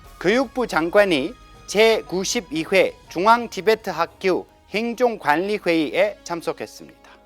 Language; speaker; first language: Korean; non-native, fluent; Tibetan